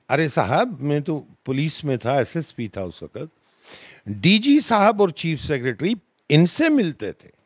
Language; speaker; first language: Hindi; non-native, local second language; Dogri